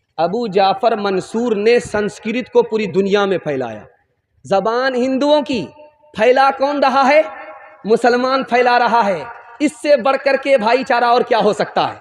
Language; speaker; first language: Urdu; non-native, local second language; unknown